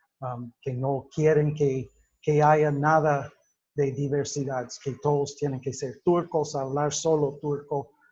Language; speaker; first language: Spanish; non-native, fluent; English